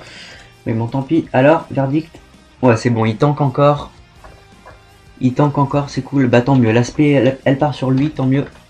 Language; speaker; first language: French; native; French